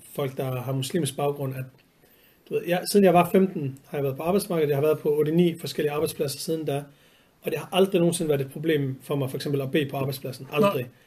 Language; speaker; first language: Danish; early bilingual, other home language; Arabic